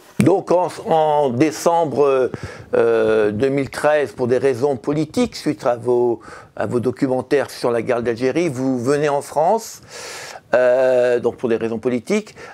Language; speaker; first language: French; native; French